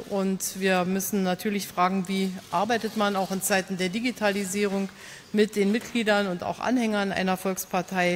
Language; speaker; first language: German; native; German